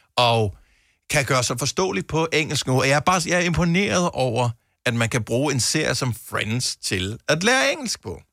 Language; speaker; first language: Danish; native; Danish